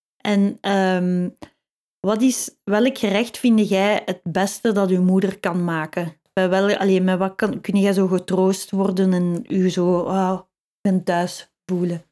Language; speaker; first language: Dutch; native; Dutch